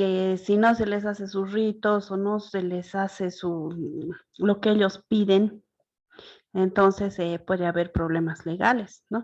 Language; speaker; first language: Spanish; native; Spanish